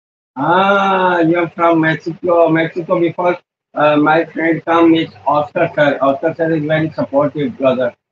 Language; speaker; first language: English; non-native, learner; Urdu